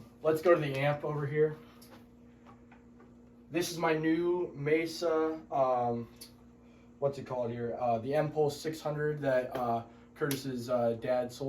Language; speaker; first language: English; native; English